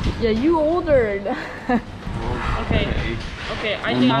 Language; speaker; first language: English; non-native, learner; Korean